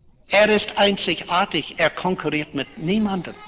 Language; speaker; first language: German; non-native, fluent; English